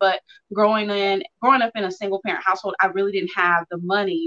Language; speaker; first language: English; native; English